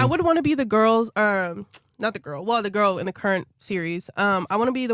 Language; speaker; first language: English; native; English